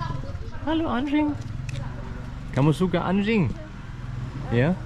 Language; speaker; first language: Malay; non-native, learner; English